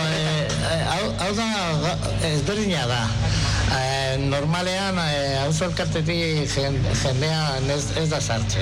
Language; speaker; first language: Basque; non-native, local second language; Spanish